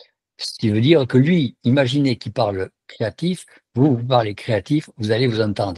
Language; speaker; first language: French; native; French